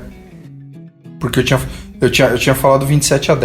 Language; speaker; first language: Portuguese; native; Portuguese